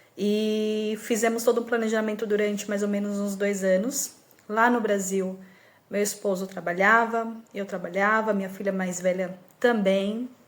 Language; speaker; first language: Portuguese; native; Portuguese